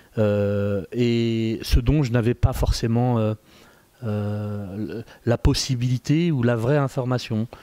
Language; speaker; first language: French; native; French